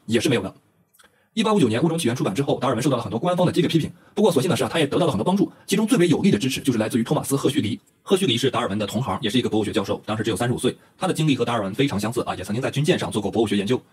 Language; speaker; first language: Chinese; native; Chinese